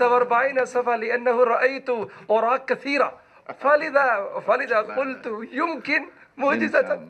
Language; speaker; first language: Arabic; non-native, fluent; Urdu